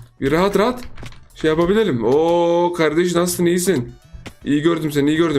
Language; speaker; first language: Turkish; native; Turkish